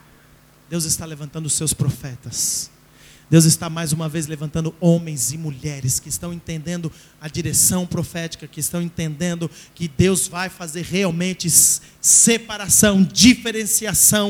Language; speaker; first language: Portuguese; native; Portuguese